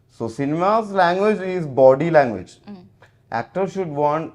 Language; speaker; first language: English; non-native, local second language; Malayalam